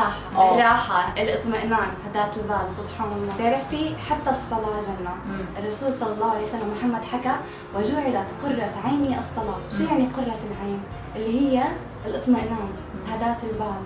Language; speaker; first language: Arabic; native; Arabic